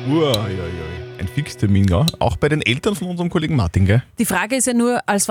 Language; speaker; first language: German; native; German